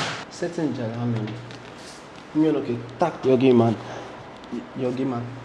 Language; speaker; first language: Korean; non-native, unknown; English